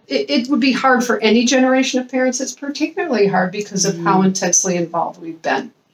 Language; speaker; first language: English; native; English